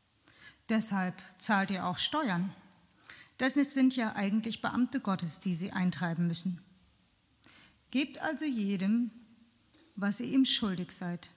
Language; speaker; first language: German; native; German